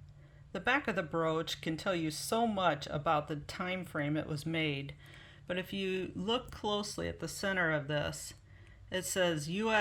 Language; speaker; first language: English; native; English